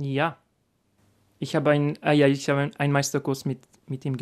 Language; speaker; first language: German; non-native, learner; French